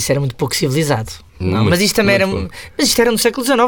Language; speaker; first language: Portuguese; native; Portuguese